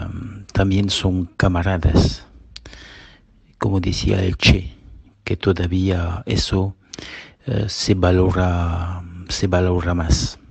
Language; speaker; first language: Spanish; early bilingual, heritage; Spanish